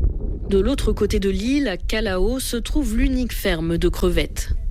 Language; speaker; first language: French; native; French